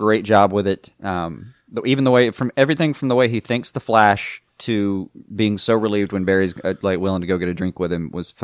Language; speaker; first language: English; native; English